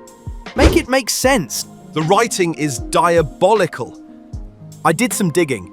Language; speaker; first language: English; native; English